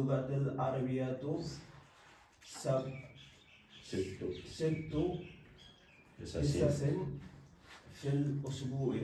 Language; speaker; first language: Arabic; non-native, learner; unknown